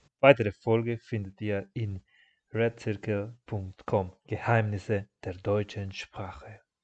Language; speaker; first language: German; non-native, fluent; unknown